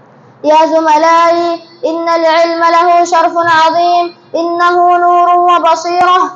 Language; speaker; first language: Arabic; non-native, learner; Urdu